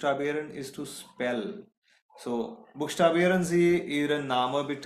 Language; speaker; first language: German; non-native, fluent; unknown